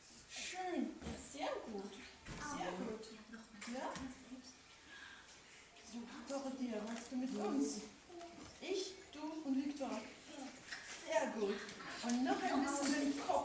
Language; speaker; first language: German; non-native, fluent; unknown